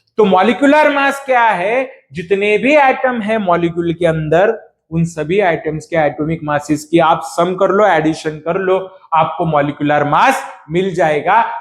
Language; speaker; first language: Hindi; non-native, local second language; Marathi